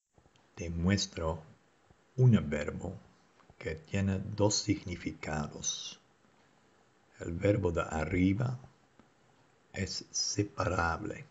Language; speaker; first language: Spanish; non-native, fluent; Dutch